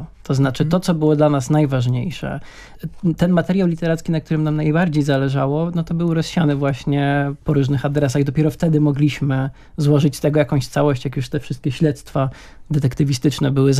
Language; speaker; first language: Polish; native; Polish